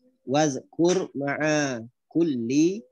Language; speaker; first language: Arabic; non-native, learner; Indonesian